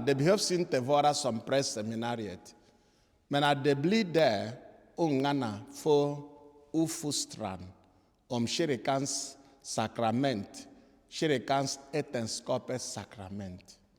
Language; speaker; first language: Swedish; non-native, fluent; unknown